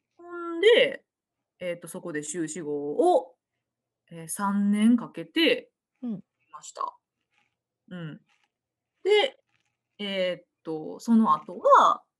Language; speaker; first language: Japanese; native; Japanese